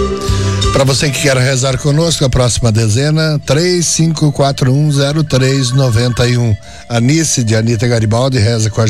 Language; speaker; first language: Portuguese; native; Portuguese